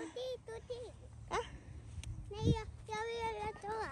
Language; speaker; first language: Swedish; early bilingual, other home language; Mongolian